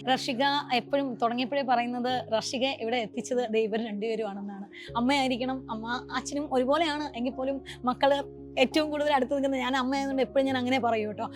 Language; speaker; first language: Malayalam; native; Malayalam